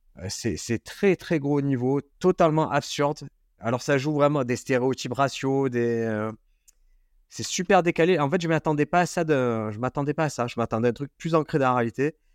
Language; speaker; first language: French; native; French